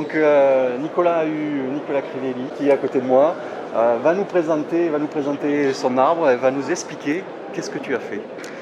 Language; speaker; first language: French; native; French